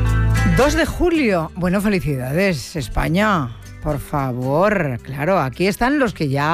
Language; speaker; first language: Spanish; native; Spanish